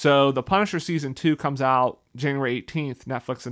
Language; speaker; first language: English; native; English